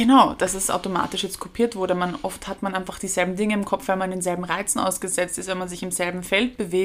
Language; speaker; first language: German; native; German